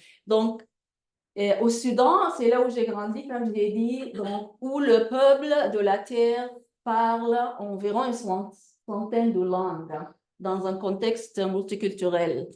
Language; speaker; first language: French; non-native, fluent; Arabic